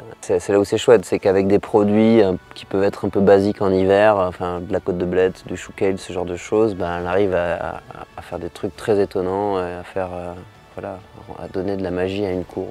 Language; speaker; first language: French; native; French